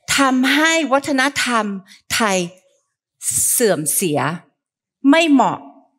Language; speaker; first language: Thai; early bilingual, heritage; Thai